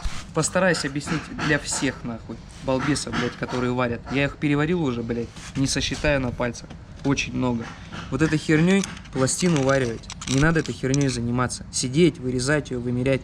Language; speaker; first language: Russian; native; Russian